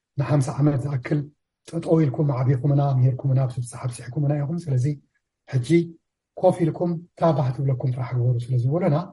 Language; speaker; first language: Tigrinya; native; Tigrinya